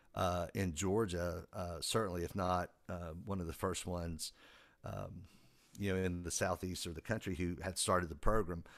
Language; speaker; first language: English; native; English